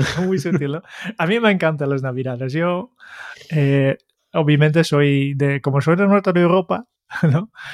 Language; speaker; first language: Spanish; non-native, fluent; Dutch